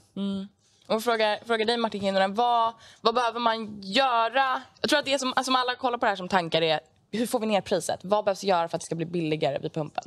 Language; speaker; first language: Swedish; native; Swedish